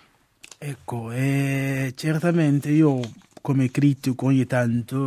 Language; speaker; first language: Italian; non-native, fluent; Portuguese